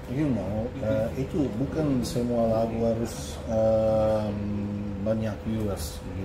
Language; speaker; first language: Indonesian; non-native, learner; English